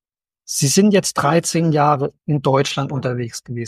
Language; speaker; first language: German; native; German